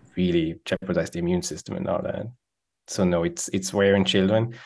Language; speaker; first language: English; non-native, fluent; Swiss German